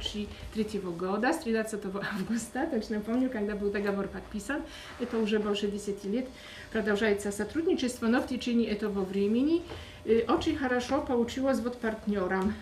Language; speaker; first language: Russian; non-native, fluent; Polish